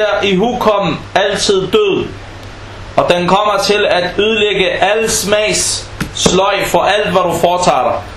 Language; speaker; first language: Danish; non-native, fluent; Arabic